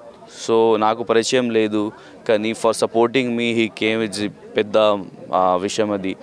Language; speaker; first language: Telugu; non-native, learner; Hindi